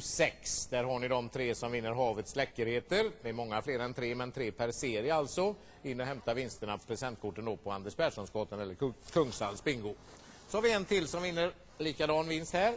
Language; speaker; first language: Swedish; native; Swedish